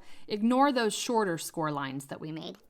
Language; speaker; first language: English; native; English